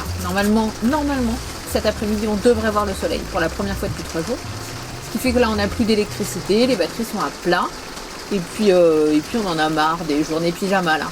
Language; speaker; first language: French; native; French